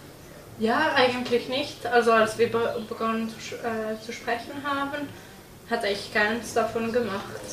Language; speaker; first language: German; non-native, local second language; French